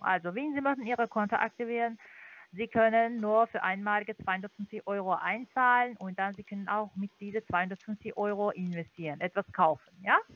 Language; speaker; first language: German; non-native, learner; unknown